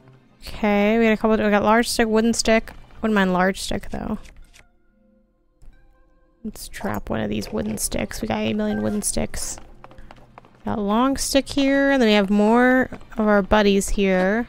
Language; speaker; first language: English; native; English